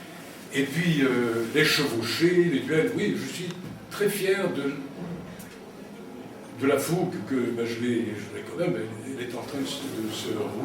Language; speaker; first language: French; native; French